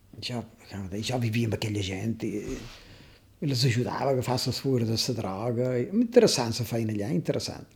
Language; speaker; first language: Catalan; native; Catalan